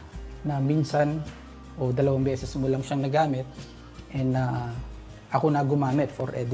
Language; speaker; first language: Filipino; native; Filipino